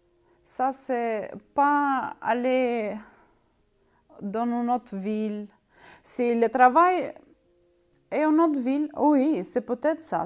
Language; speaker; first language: French; non-native, learner; Albanian